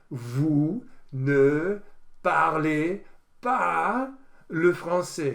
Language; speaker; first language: French; non-native, fluent; English